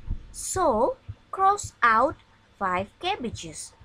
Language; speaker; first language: English; non-native, fluent; Indonesian